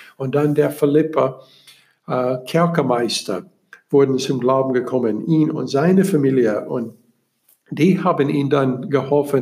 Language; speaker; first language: German; non-native, learner; English